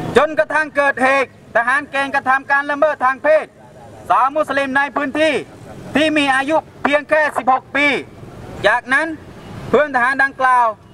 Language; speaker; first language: Thai; non-native, local second language; Pattani Malay